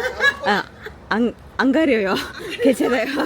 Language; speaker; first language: Korean; non-native, fluent; Malayalam